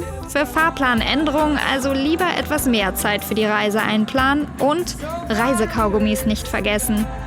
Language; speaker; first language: German; native; German